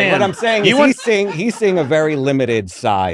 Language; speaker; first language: English; native; English